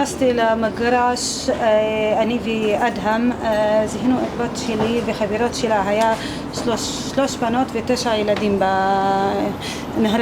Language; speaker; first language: Hebrew; non-native, local second language; Arabic